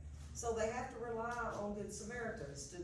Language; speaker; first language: English; native; English